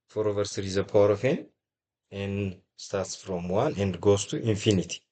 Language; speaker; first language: English; non-native, local second language; Amharic